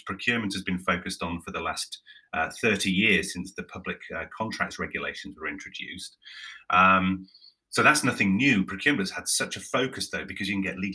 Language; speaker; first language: English; native; English